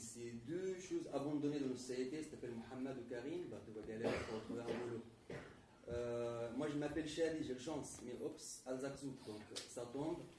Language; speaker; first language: French; non-native, fluent; Arabic